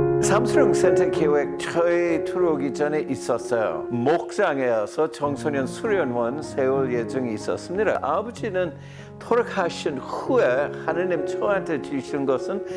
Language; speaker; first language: Korean; non-native, fluent; English